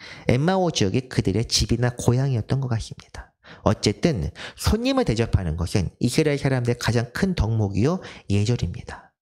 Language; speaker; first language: Korean; native; Korean